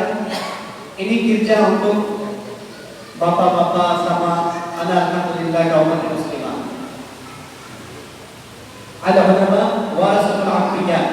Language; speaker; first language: Indonesian; non-native, learner; Urdu